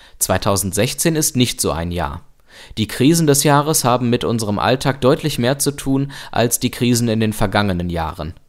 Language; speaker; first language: German; native; German